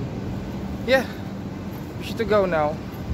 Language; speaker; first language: English; non-native, learner; Indonesian